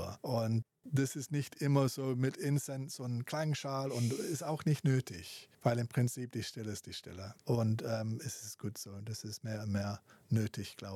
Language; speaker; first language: German; non-native, fluent; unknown